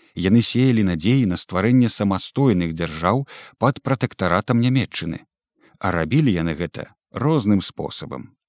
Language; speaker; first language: Belarusian; native; Belarusian